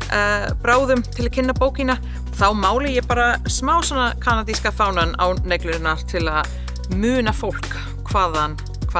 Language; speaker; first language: Icelandic; non-native, fluent; English